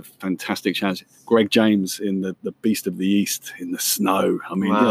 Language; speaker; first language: English; native; English